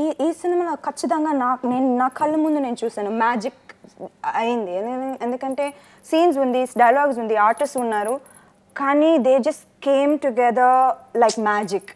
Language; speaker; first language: Telugu; non-native, local second language; Tamil